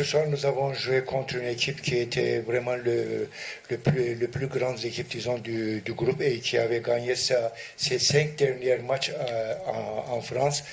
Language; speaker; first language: French; non-native, fluent; Turkish